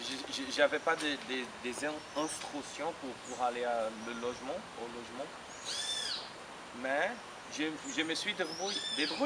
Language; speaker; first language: French; non-native, fluent; Portuguese